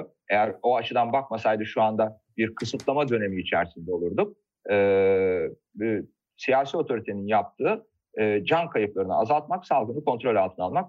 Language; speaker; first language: Turkish; native; Turkish